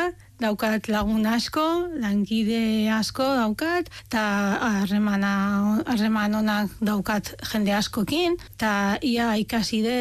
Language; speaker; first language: Basque; non-native, fluent; Arabic